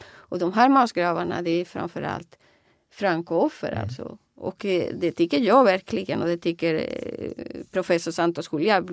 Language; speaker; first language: Swedish; non-native, fluent; Spanish